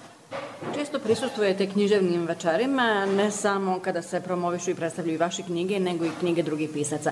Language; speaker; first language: Serbian; native; Serbian